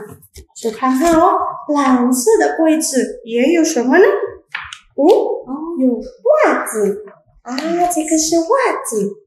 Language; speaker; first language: Chinese; non-native, fluent; Indonesian